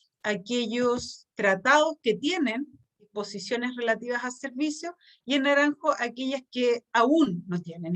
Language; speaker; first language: Spanish; native; Spanish